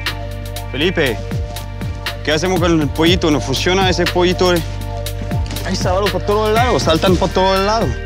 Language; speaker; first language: Spanish; non-native, fluent; French